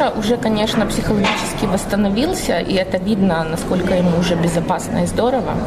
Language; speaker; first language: Russian; native; Russian